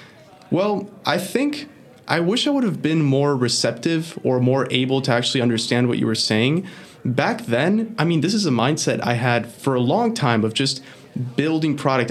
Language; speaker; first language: English; early bilingual, other home language; Spanish